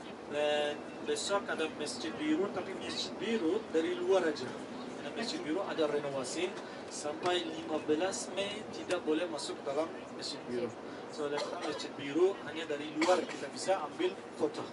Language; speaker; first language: Indonesian; non-native, fluent; Turkish